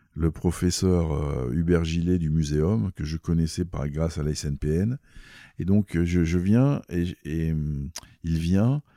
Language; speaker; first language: French; native; French